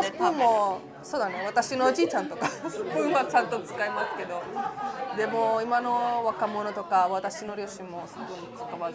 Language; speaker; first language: Japanese; non-native, fluent; Italian